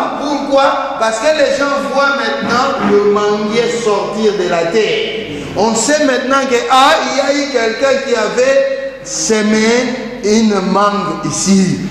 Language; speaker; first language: French; non-native, local second language; Lingala